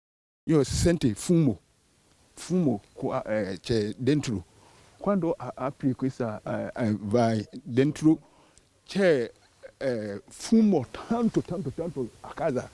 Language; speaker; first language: Italian; non-native, learner; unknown